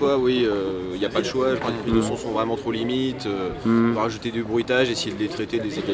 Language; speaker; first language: French; native; French